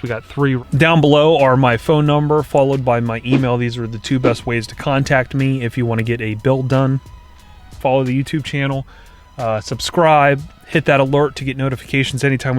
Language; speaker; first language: English; native; English